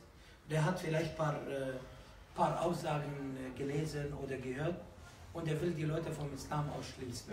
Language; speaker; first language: German; non-native, fluent; Arabic